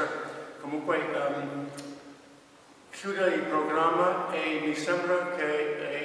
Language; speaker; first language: Italian; non-native, fluent; English